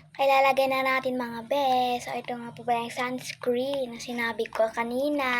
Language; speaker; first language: Filipino; non-native, local second language; Iloko